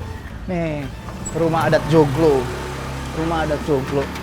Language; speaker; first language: Indonesian; native; Indonesian